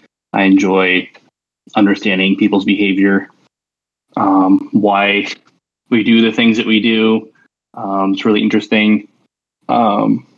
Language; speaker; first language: English; native; English